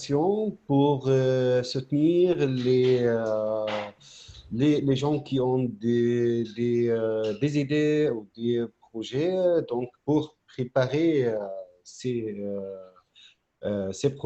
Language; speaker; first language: French; non-native, fluent; Arabic